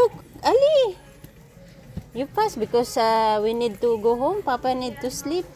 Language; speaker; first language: English; non-native, local second language; Filipino